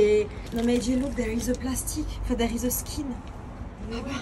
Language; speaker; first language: English; non-native, learner; French